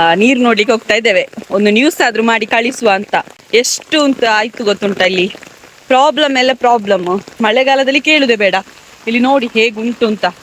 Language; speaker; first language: Kannada; non-native, local second language; Tulu